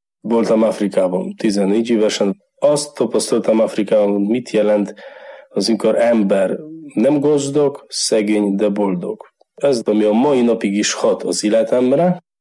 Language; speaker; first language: Hungarian; non-native, learner; Polish